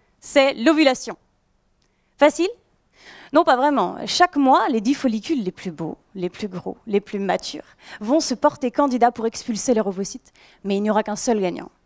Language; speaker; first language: French; native; French